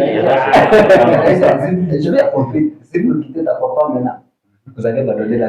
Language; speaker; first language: French; non-native, learner; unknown